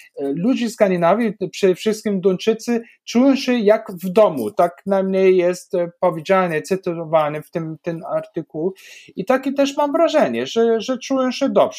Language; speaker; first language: Polish; non-native, fluent; German